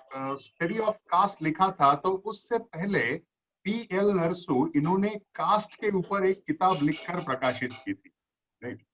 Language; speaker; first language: Hindi; non-native, local second language; Marathi